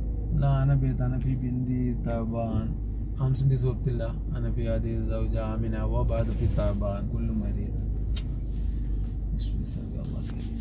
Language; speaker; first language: Arabic; non-native, learner; Oromo